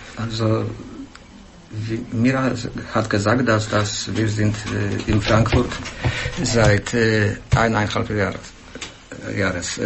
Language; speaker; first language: German; non-native, learner; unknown